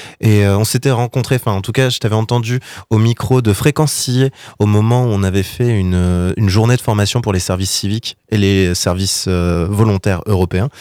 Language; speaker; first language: French; native; French